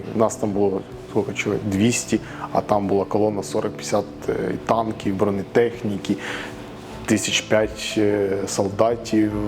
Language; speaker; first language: Ukrainian; native; Ukrainian